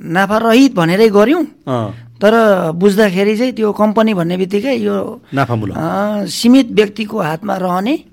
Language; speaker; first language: Nepali; non-native, local second language; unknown